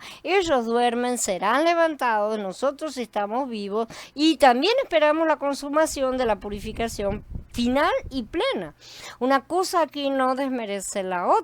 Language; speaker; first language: Spanish; native; Spanish